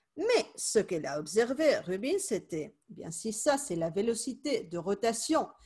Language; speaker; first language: French; non-native, fluent; Spanish